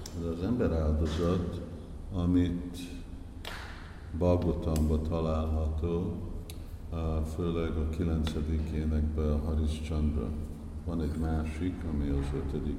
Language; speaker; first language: Hungarian; early bilingual, heritage; Hungarian